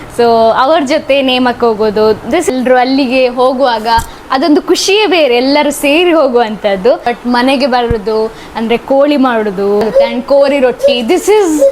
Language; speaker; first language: Kannada; non-native, local second language; Tulu